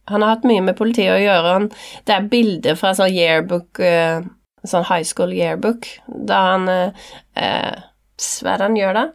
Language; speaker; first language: Norwegian; native; Norwegian